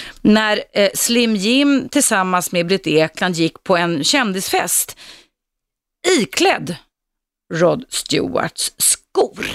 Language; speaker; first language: Swedish; native; Swedish